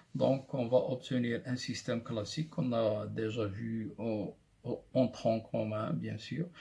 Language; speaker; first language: French; non-native, local second language; Arabic